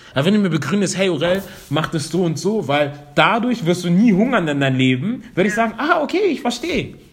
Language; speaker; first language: German; non-native, fluent; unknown